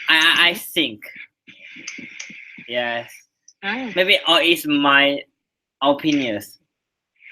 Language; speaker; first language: English; non-native, learner; Chinese